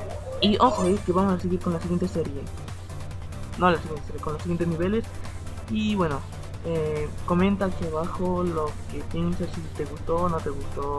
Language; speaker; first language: Spanish; native; Spanish